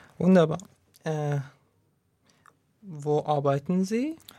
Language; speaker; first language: German; non-native, learner; Persian